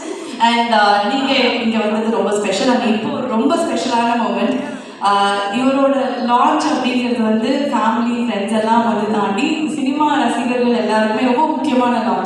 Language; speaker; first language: Tamil; native; Tamil